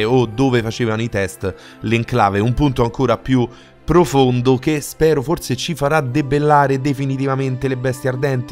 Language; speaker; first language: Italian; native; Italian